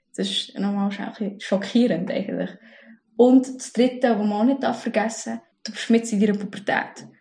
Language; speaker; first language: German; early bilingual, other home language; Arabic